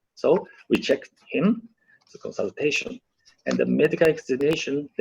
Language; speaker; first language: English; non-native, learner; Japanese